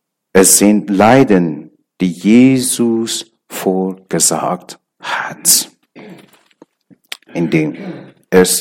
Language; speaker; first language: German; non-native, learner; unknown